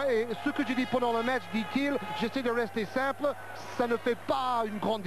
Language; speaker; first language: French; native; French